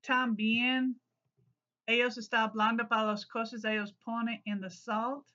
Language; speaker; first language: Spanish; non-native, learner; English